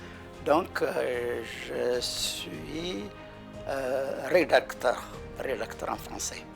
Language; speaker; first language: French; non-native, fluent; Amharic